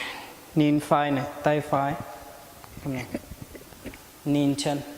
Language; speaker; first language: Vietnamese; non-native, learner; Hindi